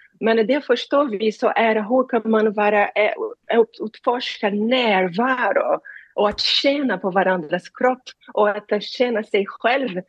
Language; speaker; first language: Swedish; non-native, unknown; Portuguese